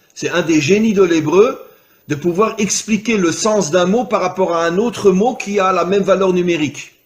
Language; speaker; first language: French; native; French